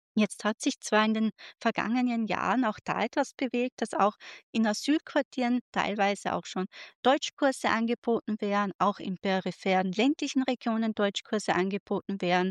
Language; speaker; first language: German; native; German